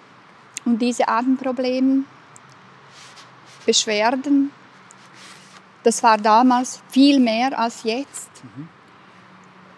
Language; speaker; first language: German; non-native, fluent; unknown